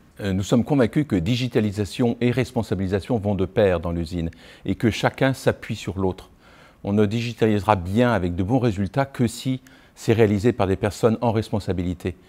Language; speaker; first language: French; native; French